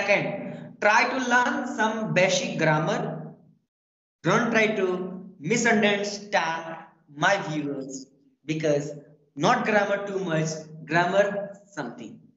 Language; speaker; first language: English; non-native, learner; Hindi